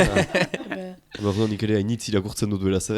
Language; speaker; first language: Basque; native; Basque